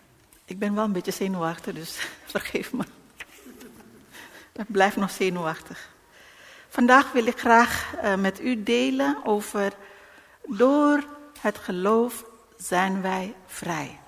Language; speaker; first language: Dutch; non-native, learner; Indonesian